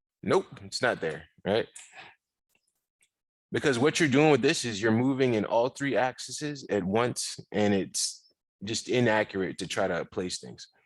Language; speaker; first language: English; native; English